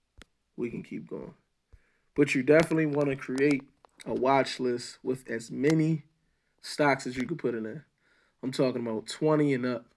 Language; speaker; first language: English; native; English